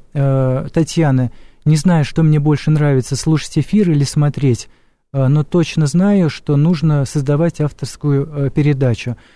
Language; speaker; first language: Russian; native; Russian